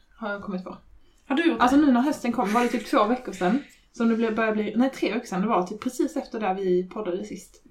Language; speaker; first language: Swedish; native; Swedish